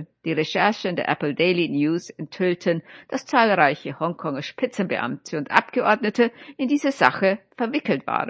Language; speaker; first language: German; native; German